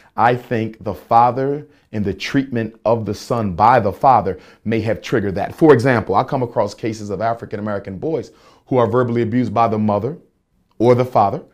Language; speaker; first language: English; native; English